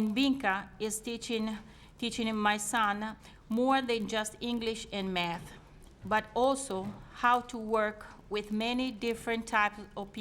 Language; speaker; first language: English; non-native, learner; Italian